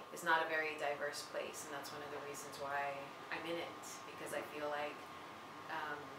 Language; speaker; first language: English; native; English